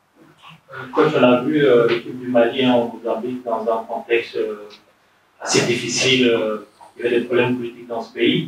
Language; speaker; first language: French; native; French